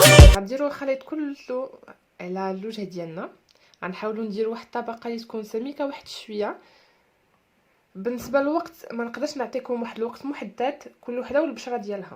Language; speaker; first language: Arabic; native; Arabic